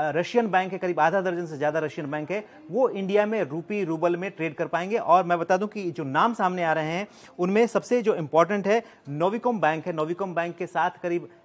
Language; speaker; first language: Hindi; native; Hindi